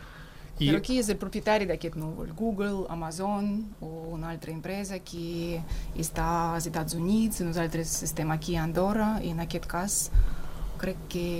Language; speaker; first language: Catalan; non-native, fluent; Russian